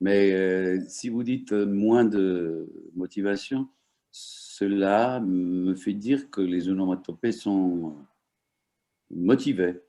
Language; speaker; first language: French; non-native, fluent; Turkish